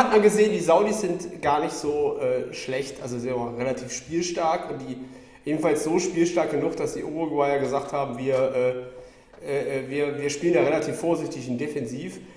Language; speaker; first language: German; native; German